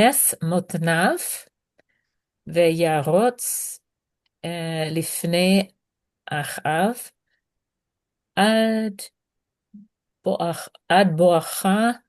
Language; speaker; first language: Hebrew; non-native, learner; English